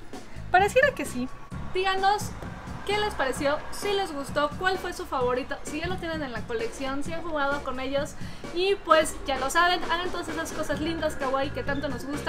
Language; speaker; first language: Spanish; native; Spanish